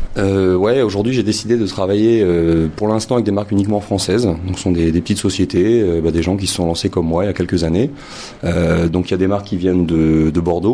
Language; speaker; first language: French; native; French